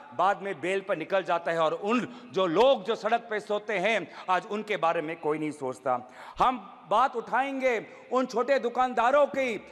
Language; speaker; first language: Hindi; non-native, local second language; Assamese